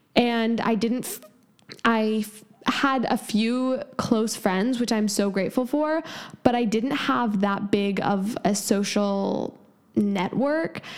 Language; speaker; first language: English; native; English